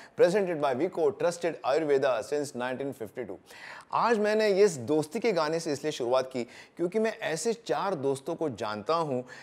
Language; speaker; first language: Hindi; non-native, local second language; Marathi